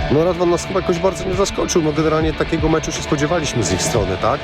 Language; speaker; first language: Polish; native; Polish